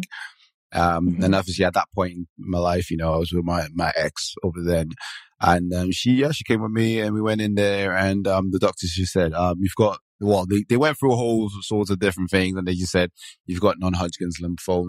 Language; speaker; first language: English; non-native, local second language; Yoruba